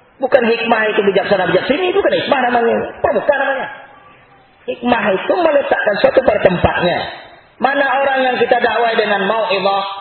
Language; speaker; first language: Indonesian; non-native, local second language; Minangkabau